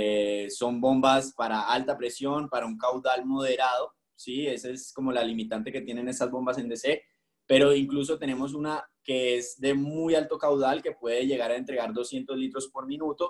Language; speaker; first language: Spanish; native; Spanish